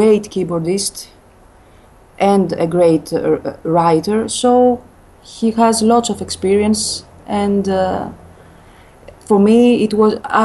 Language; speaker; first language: English; non-native, fluent; Greek